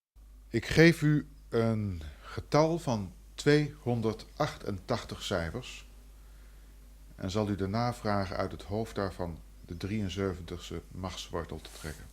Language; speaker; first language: Dutch; native; Dutch